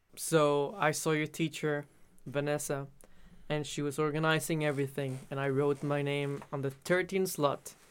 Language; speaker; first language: English; non-native, fluent; Spanish